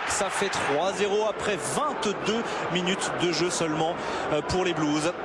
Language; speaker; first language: French; native; French